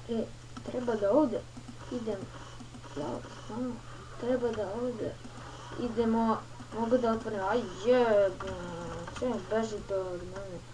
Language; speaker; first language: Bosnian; early bilingual, heritage; Bosnian